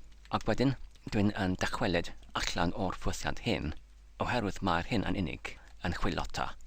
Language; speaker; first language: Welsh; non-native, learner; English